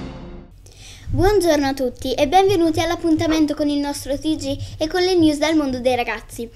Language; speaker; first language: Italian; native; Italian